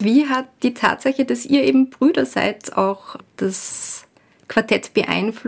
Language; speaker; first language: German; native; German